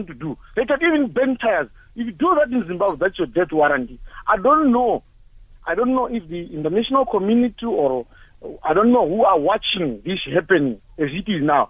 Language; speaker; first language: English; non-native, local second language; Shona